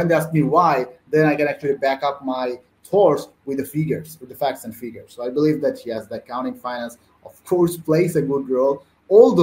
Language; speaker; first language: English; non-native, local second language; Bangla